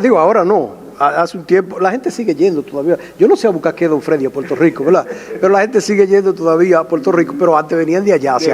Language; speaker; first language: Spanish; native; Spanish